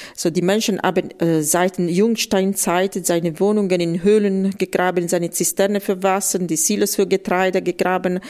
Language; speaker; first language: German; non-native, fluent; Italian